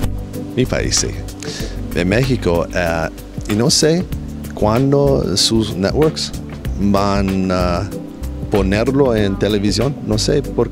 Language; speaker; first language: Spanish; non-native, learner; English